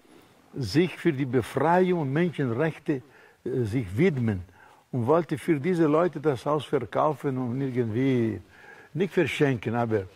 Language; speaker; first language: German; non-native, fluent; Portuguese